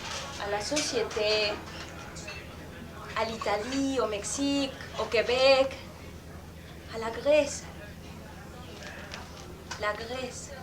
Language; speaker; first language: French; non-native, fluent; Spanish